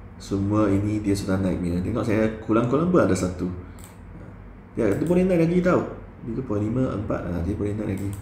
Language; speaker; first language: Malay; non-native, local second language; Chinese